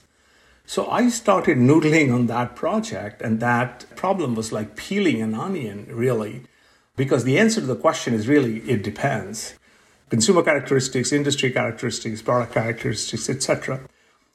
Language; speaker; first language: English; non-native, local second language; Bangla